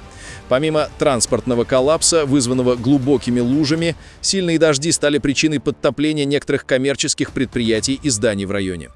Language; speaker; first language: Russian; native; Russian